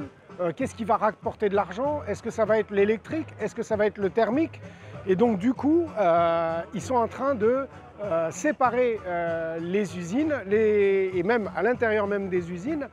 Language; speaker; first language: French; native; French